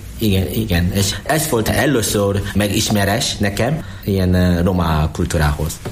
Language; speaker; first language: Hungarian; non-native, learner; Korean